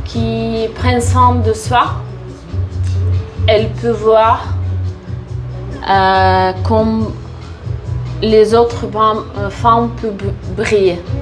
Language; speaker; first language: French; non-native, fluent; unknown